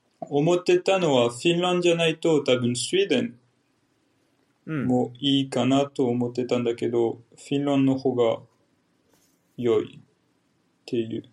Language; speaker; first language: Japanese; non-native, fluent; French